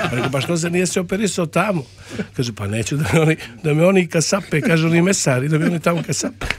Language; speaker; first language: Serbian; native; Serbian